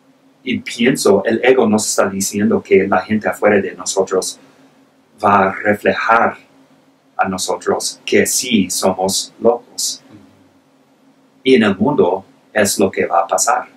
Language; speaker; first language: Spanish; non-native, fluent; English